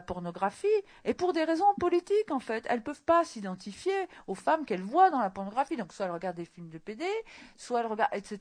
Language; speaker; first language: French; native; French